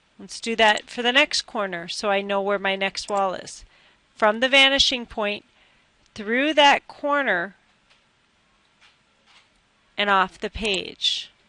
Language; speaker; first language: English; native; English